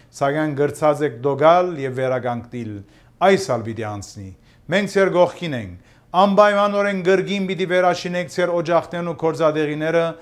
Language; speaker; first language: Armenian; early bilingual, heritage; Armenian